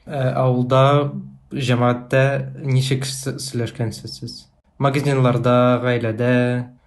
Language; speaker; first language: Tatar; non-native, learner; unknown